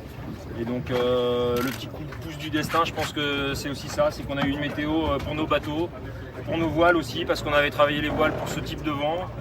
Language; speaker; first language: French; native; French